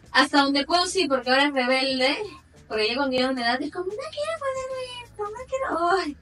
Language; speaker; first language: Spanish; native; Spanish